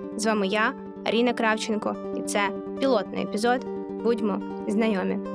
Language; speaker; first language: Ukrainian; native; Ukrainian